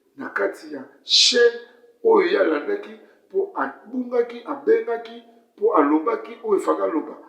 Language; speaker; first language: Lingala; native; Lingala